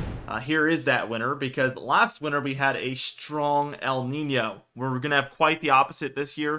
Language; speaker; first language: English; native; English